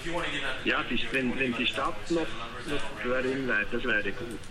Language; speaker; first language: German; native; German